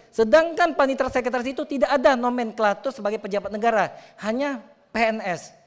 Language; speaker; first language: Indonesian; native; Indonesian